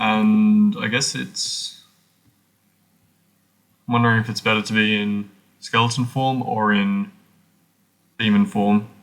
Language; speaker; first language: English; native; English